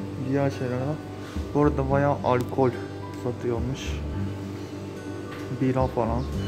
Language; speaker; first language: Turkish; non-native, fluent; Japanese